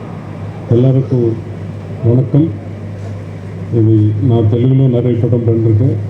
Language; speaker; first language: Tamil; non-native, learner; Telugu